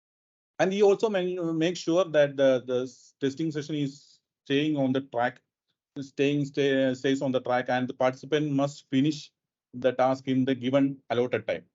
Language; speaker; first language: English; non-native, local second language; Malayalam